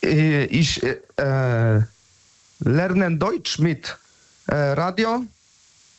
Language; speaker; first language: German; non-native, learner; Polish